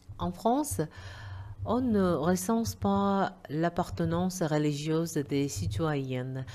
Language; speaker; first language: French; non-native, fluent; Uzbek